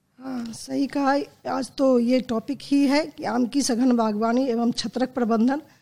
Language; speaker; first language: Hindi; native; Hindi